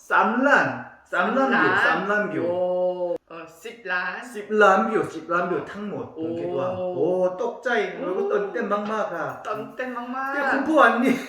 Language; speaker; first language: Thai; non-native, learner; Korean